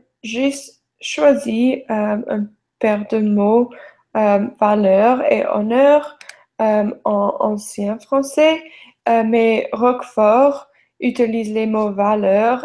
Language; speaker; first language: French; non-native, learner; English